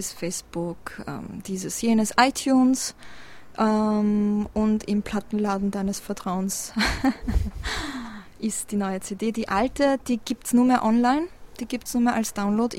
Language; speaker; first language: German; early bilingual, other home language; Polish